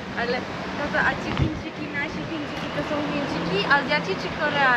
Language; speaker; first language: Polish; early bilingual, heritage; Polish